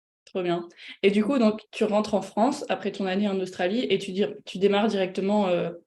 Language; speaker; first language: French; native; French